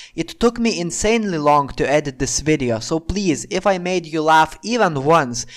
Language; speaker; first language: English; non-native, fluent; Lithuanian